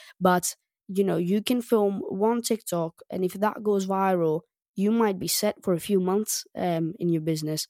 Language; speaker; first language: English; non-native, fluent; Greek